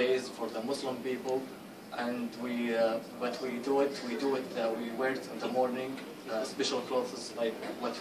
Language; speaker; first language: English; non-native, learner; Arabic